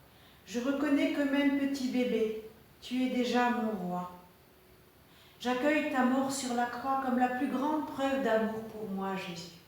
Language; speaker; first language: French; native; French